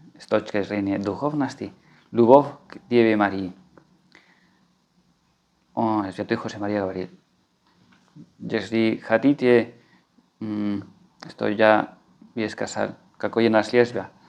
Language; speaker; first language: Russian; non-native, fluent; Spanish